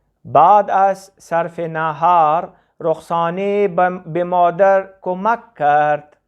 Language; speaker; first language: Persian; non-native, fluent; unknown